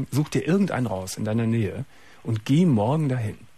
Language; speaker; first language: German; native; German